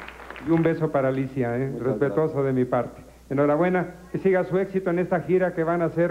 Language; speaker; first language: Spanish; native; Spanish